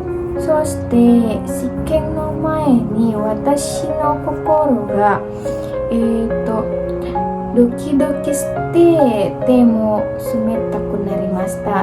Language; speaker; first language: Japanese; non-native, learner; Indonesian